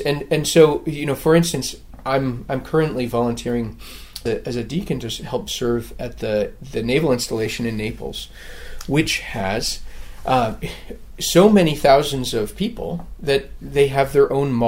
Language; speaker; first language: English; native; English